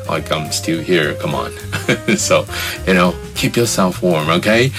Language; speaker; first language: English; non-native, fluent; Chinese